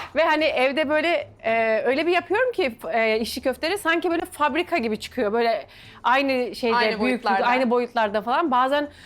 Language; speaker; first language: Turkish; native; Turkish